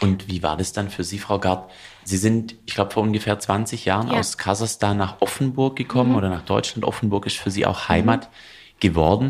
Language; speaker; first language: German; native; German